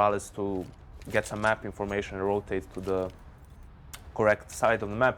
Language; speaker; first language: English; non-native, fluent; Danish